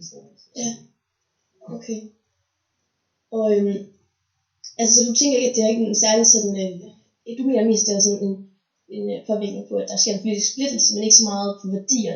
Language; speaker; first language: Danish; native; Danish